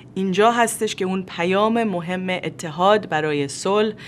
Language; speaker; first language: Persian; native; Persian